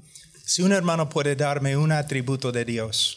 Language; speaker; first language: Spanish; non-native, fluent; English